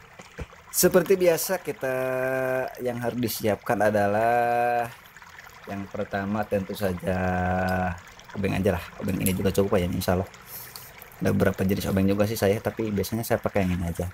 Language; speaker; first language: Indonesian; native; Indonesian